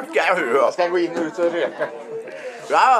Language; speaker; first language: Swedish; native; Swedish